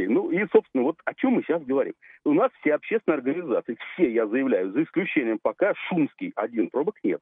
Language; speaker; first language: Russian; native; Russian